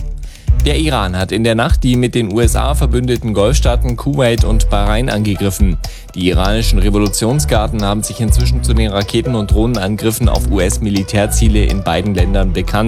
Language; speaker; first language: German; native; German